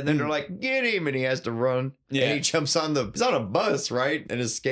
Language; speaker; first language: English; native; English